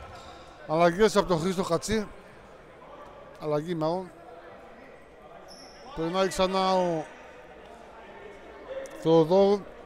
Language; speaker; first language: Greek; native; Greek